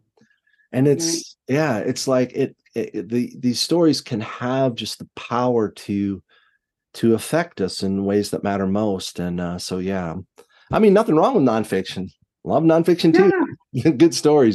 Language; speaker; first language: English; native; English